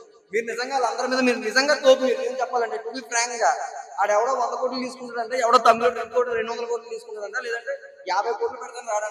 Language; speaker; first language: Telugu; native; Telugu